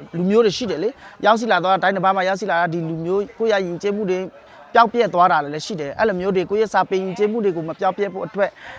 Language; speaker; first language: Burmese; non-native, local second language; Karen languages